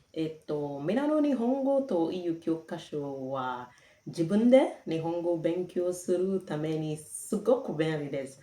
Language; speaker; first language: Japanese; non-native, learner; English